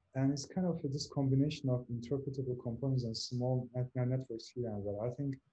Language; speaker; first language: English; non-native, fluent; Turkish